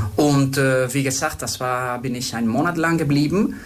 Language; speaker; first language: German; non-native, fluent; Spanish